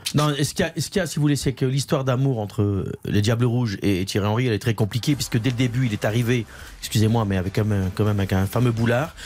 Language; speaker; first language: French; native; French